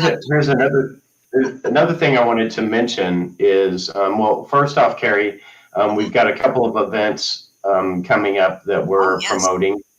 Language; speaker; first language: English; native; English